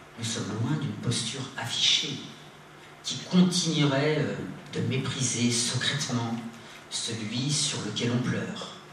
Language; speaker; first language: French; native; French